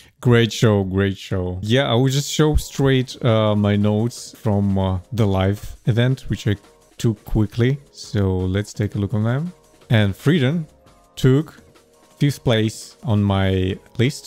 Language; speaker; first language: English; non-native, fluent; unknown